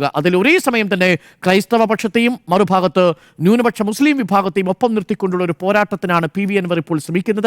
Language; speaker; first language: Malayalam; native; Malayalam